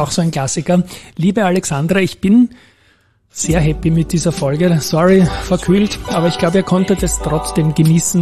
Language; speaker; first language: German; native; German